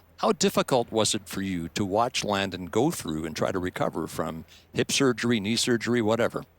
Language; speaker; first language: English; native; English